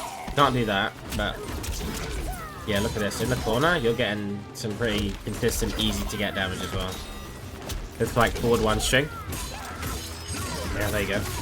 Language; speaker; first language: English; native; English